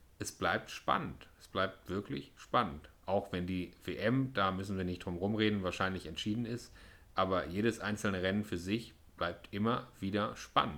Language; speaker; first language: German; native; German